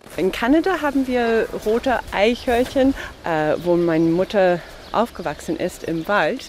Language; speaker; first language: German; non-native, fluent; English